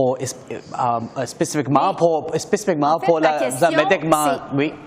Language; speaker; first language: French; non-native, learner; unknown